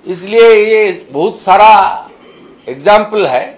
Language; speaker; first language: Hindi; non-native, local second language; Bangla